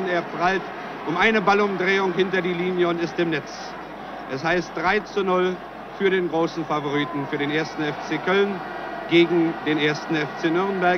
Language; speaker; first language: German; native; German